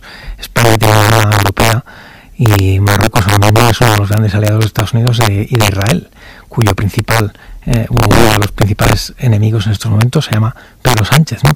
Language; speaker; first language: Spanish; native; Spanish